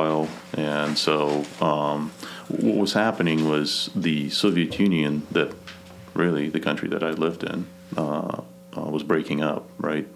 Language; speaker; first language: English; non-native, fluent; Kazakh